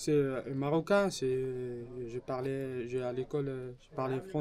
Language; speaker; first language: French; non-native, learner; Arabic